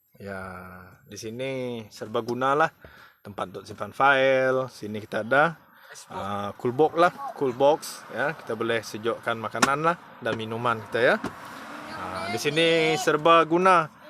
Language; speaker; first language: Malay; native; Malay